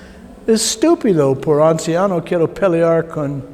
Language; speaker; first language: Spanish; non-native, learner; English